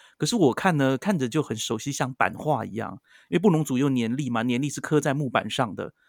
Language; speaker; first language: Chinese; native; Chinese